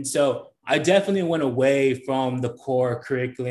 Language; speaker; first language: English; native; English